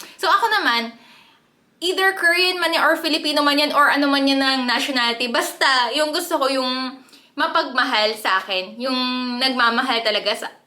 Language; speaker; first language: Filipino; early bilingual, other home language; Korean